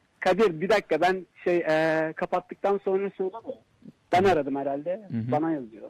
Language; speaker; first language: Turkish; native; Turkish